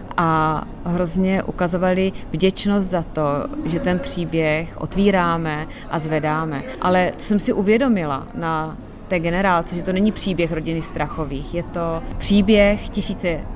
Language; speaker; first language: Czech; native; Czech